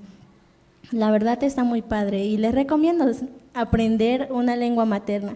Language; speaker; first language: Spanish; non-native, local second language; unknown